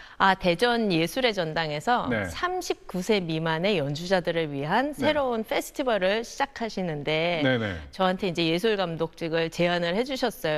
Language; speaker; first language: Korean; native; Korean